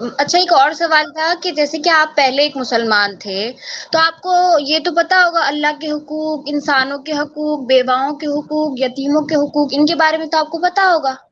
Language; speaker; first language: Urdu; native; Urdu